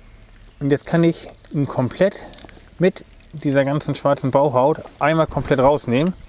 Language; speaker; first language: German; native; German